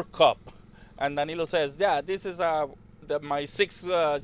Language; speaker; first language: English; non-native, learner; Spanish